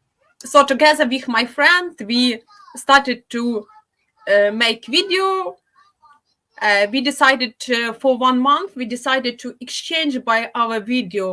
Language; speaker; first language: English; non-native, fluent; Ukrainian